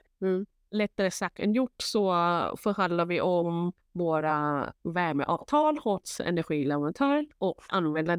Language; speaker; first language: Swedish; non-native, fluent; Thai